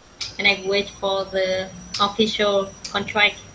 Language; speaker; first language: English; non-native, learner; Vietnamese